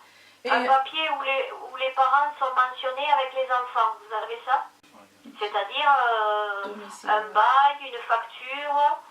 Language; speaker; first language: French; native; French